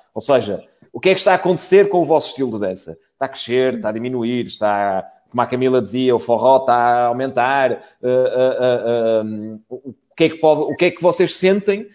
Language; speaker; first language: Portuguese; native; Portuguese